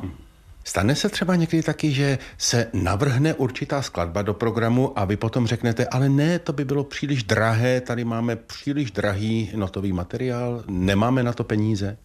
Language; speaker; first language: Czech; native; Czech